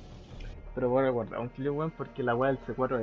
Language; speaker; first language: Spanish; native; Spanish